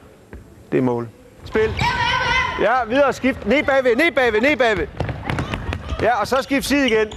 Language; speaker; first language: Danish; native; Danish